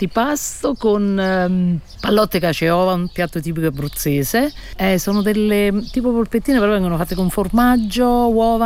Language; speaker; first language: Italian; native; Italian